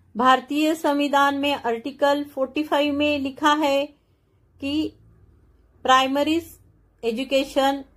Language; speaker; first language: Hindi; non-native, local second language; Marathi